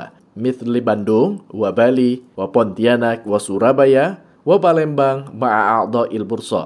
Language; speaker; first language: Arabic; non-native, fluent; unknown